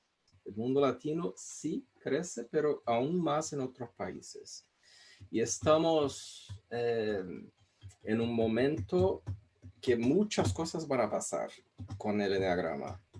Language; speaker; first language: Spanish; non-native, fluent; Portuguese